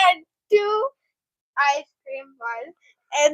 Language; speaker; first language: English; native; English